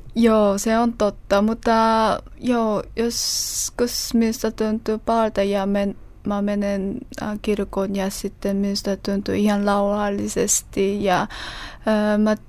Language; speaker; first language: Finnish; non-native, fluent; Korean